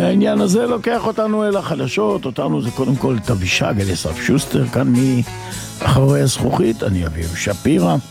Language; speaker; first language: Hebrew; native; Hebrew